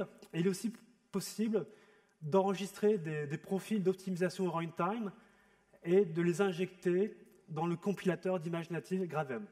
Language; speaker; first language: French; native; French